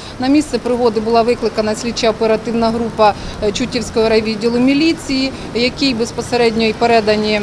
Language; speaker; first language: Ukrainian; native; Ukrainian